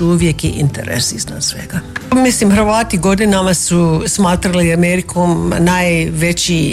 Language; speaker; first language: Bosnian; non-native, fluent; English